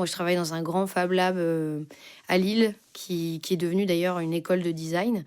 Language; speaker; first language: French; native; French